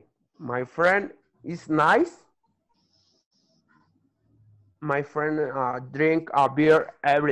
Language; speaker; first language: English; non-native, learner; Spanish